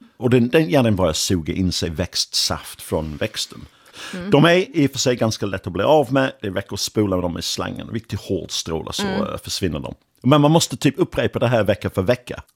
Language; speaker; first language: Swedish; non-native, fluent; English